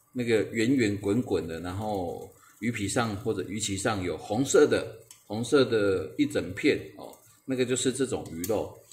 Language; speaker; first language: Chinese; native; Chinese